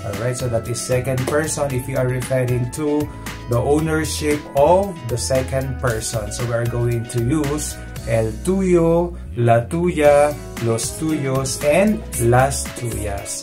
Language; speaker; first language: English; non-native, local second language; Filipino